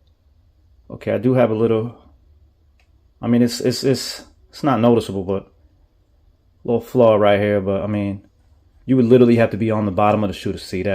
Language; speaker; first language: English; native; English